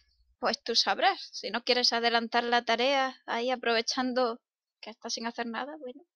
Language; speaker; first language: Spanish; native; Spanish